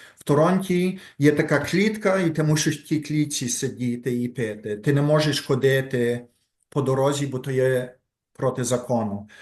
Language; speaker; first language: Ukrainian; early bilingual, heritage; Ukrainian